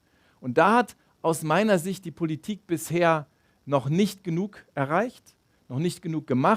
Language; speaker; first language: German; native; German